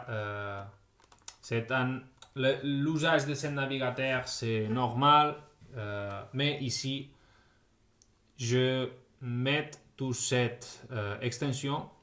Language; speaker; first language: French; non-native, fluent; Spanish